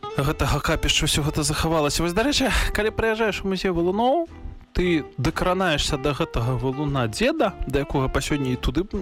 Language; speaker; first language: Belarusian; native; Belarusian